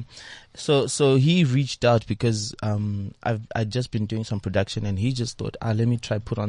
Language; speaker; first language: English; non-native, local second language; Shona